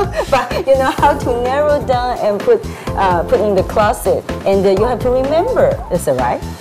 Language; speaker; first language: English; non-native, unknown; Chinese